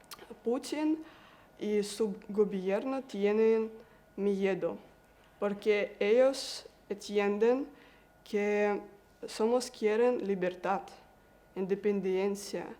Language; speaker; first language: Spanish; non-native, learner; Russian